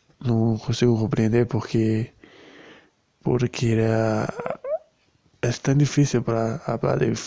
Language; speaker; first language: Spanish; non-native, learner; Portuguese